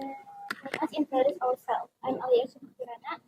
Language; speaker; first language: English; non-native, learner; Indonesian